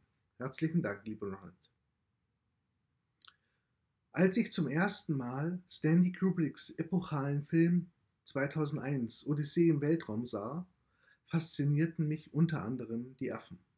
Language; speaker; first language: German; native; German